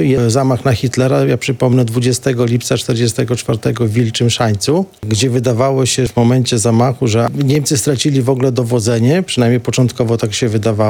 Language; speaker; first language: Polish; native; Polish